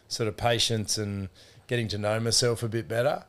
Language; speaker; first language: English; native; English